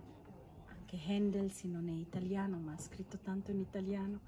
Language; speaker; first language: Italian; non-native, fluent; Catalan